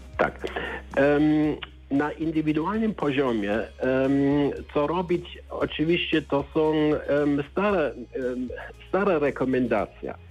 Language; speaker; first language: Polish; non-native, learner; German